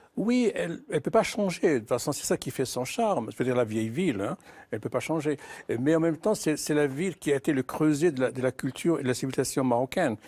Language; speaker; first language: French; non-native, local second language; Arabic